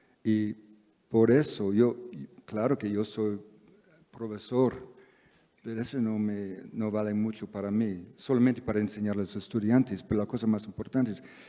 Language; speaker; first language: Spanish; non-native, fluent; English